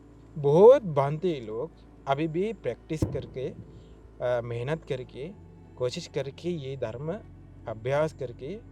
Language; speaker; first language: Hindi; non-native, learner; Sinhala